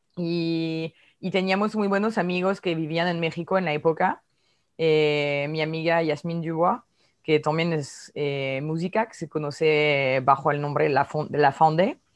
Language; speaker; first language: Spanish; non-native, fluent; French